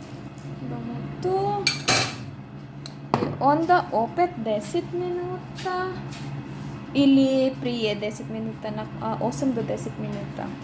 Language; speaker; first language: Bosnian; non-native, learner; Filipino